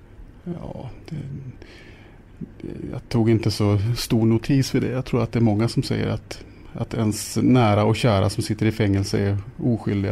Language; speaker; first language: Swedish; native; Swedish